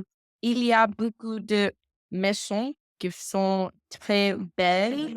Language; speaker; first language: French; non-native, learner; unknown